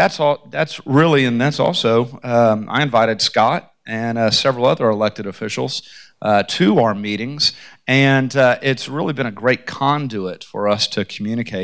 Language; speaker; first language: English; native; English